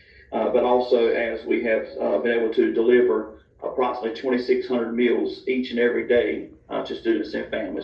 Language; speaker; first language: English; native; English